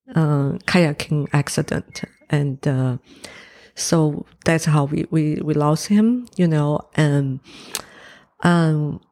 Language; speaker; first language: English; non-native, fluent; Chinese